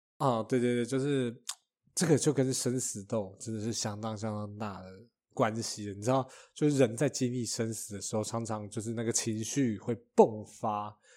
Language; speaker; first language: Chinese; native; Chinese